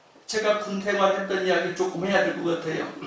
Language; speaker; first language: Korean; native; Korean